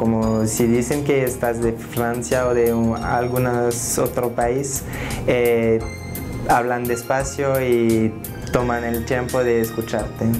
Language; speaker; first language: Spanish; non-native, learner; French